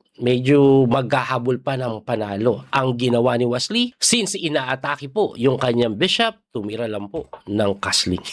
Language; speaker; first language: Filipino; native; Filipino